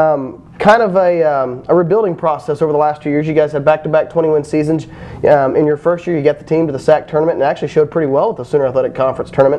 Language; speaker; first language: English; native; English